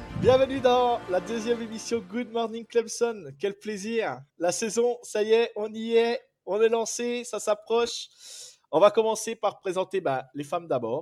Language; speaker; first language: French; native; French